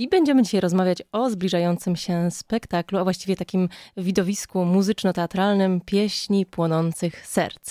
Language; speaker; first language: Polish; native; Polish